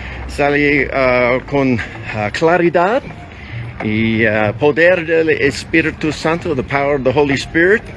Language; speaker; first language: Spanish; non-native, learner; English